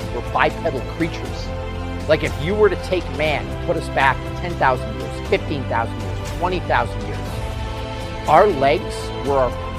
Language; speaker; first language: English; native; English